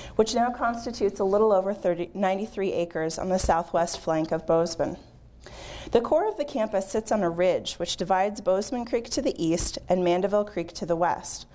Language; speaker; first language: English; native; English